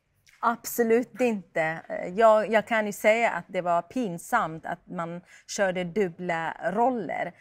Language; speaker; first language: Swedish; non-native, fluent; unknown